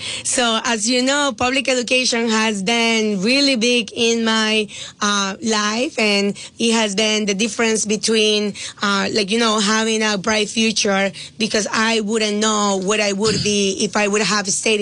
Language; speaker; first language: English; non-native, fluent; Spanish